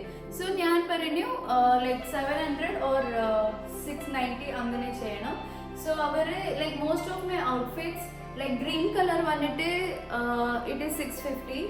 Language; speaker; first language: Malayalam; non-native, local second language; Kannada